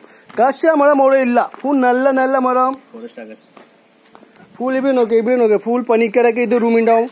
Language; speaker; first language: Malayalam; non-native, learner; Hindi